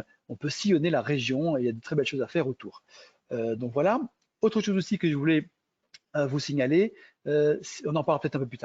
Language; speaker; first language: French; native; French